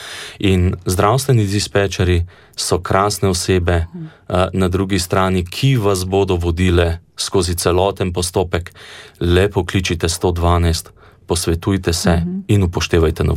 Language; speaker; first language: Slovenian; native; Slovenian